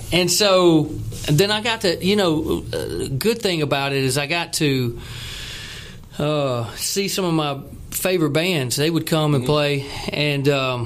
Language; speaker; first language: English; native; English